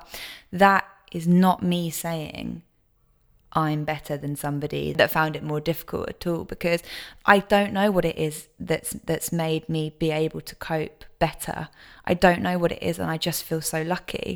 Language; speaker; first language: English; native; English